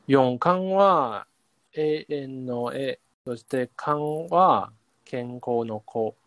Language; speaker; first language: Japanese; non-native, learner; Chinese